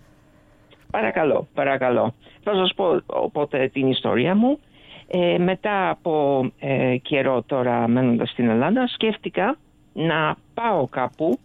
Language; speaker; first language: Greek; early bilingual, other home language; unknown